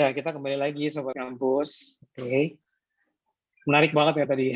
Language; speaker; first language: Indonesian; native; Indonesian